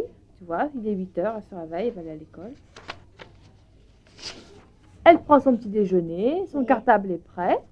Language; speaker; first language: French; native; French